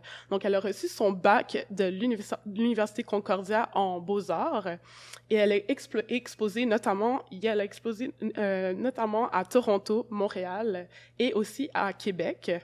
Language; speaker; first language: French; native; French